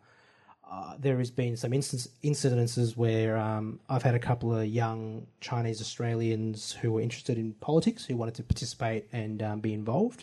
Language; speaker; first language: English; native; English